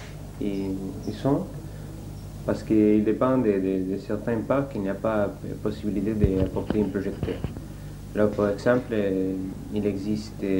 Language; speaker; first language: French; non-native, learner; Spanish